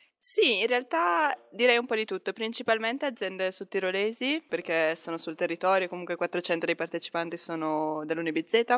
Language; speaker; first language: Italian; native; Italian